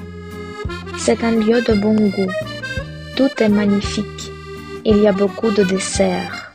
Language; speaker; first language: French; non-native, fluent; Russian